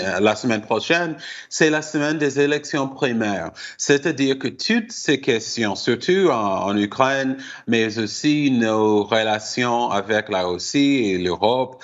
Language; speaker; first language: French; non-native, fluent; English